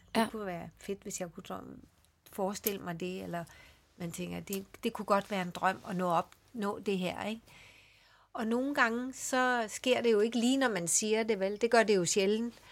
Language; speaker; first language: Danish; early bilingual, other home language; Swedish